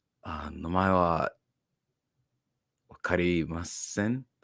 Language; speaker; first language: Japanese; non-native, learner; English